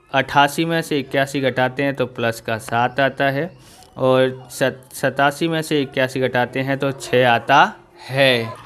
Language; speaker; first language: Hindi; non-native, local second language; Gujarati